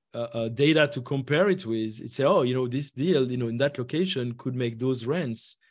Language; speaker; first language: English; non-native, fluent; French